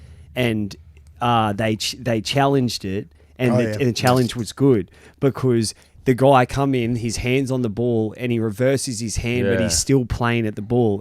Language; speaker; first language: English; native; English